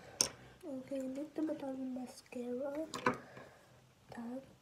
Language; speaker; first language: Finnish; early bilingual, other home language; Persian